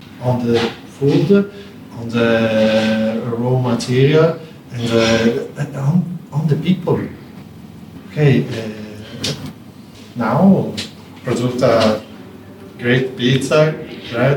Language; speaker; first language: English; non-native, learner; Italian